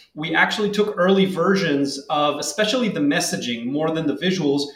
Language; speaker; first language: English; non-native, fluent; Hebrew